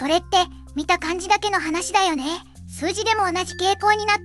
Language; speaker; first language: Japanese; native; Japanese